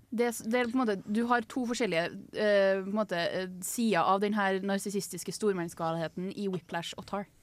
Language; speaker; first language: Norwegian; native; Norwegian